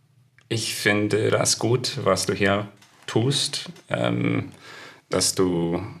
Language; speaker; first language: German; non-native, fluent; English